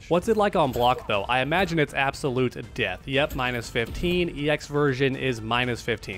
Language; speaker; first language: English; native; English